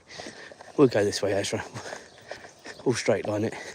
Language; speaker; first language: English; native; English